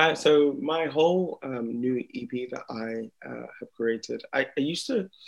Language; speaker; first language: English; native; English